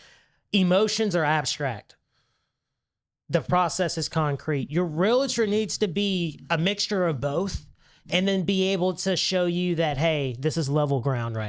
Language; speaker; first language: English; native; English